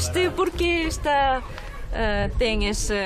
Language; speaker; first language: Portuguese; non-native, learner; Korean